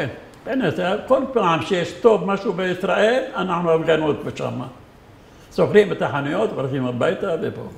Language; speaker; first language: Hebrew; non-native, fluent; Arabic